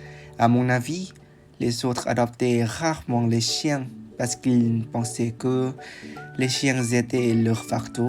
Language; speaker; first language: French; non-native, learner; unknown